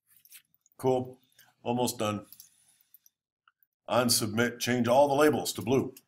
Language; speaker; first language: English; native; English